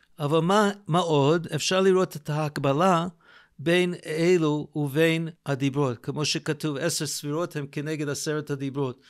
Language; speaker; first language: Hebrew; non-native, fluent; English